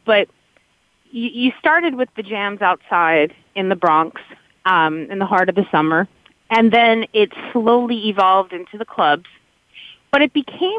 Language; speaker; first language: English; native; English